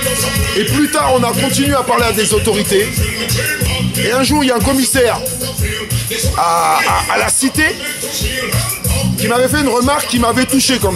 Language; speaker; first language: French; native; French